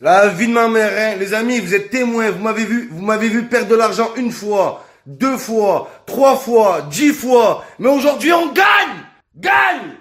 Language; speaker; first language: French; native; French